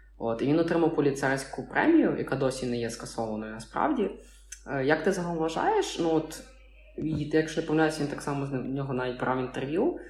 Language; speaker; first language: Ukrainian; native; Ukrainian